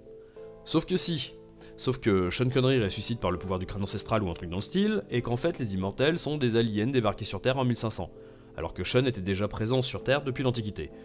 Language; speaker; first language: French; native; French